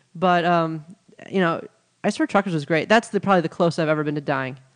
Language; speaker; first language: English; native; English